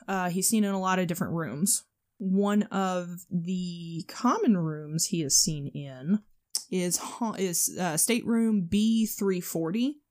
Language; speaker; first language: English; native; English